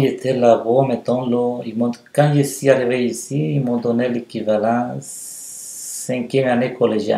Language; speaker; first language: French; non-native, fluent; Spanish